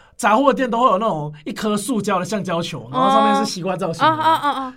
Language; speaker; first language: Chinese; native; Chinese